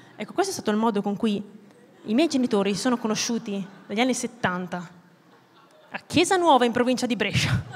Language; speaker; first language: Italian; native; Italian